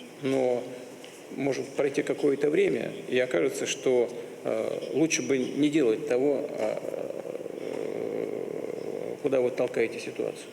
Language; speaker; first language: Russian; native; Russian